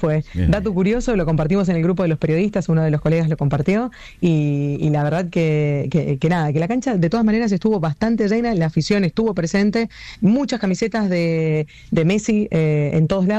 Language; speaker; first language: Spanish; native; Spanish